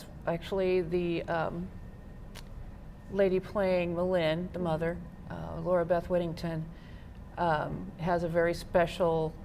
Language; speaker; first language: English; native; English